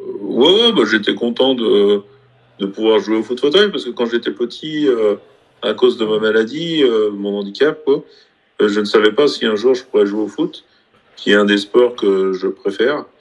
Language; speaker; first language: French; native; French